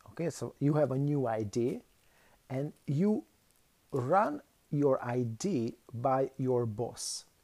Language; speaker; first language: English; non-native, fluent; Hungarian